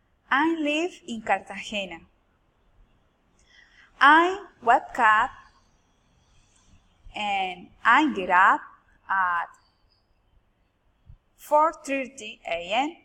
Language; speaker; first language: English; non-native, learner; Spanish